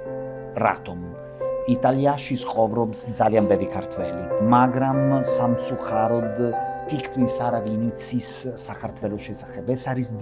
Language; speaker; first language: Georgian; non-native, learner; Italian